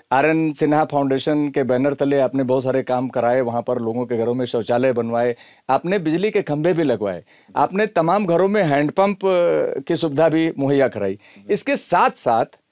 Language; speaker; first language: Hindi; native; Hindi